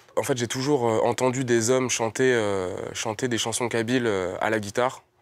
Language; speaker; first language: French; native; French